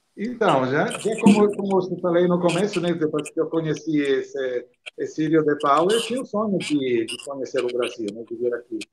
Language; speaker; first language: Portuguese; non-native, fluent; Italian